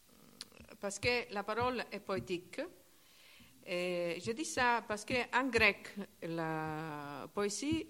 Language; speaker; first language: French; non-native, learner; Italian